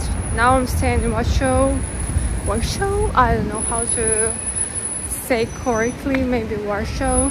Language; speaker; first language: English; non-native, learner; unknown